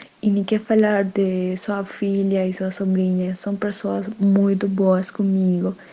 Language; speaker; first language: Portuguese; non-native, learner; Spanish